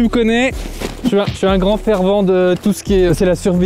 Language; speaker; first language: French; native; French